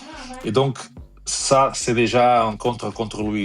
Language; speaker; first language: French; non-native, fluent; Portuguese